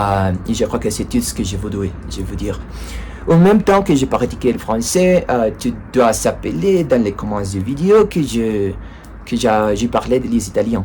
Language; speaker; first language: French; non-native, learner; Spanish